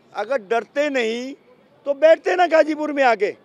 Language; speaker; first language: Hindi; native; Hindi